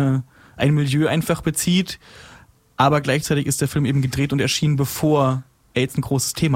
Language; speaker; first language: German; native; German